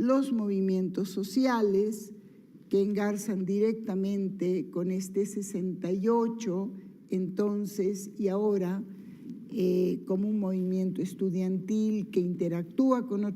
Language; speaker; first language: Spanish; native; Spanish